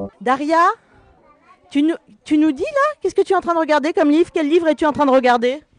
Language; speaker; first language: French; native; French